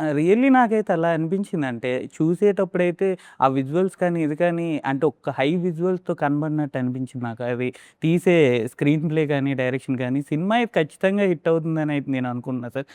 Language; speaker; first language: Telugu; native; Telugu